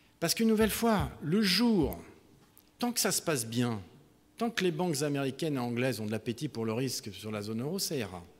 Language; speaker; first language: French; native; French